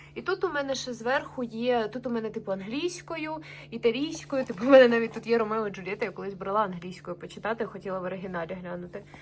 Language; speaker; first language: Ukrainian; native; Ukrainian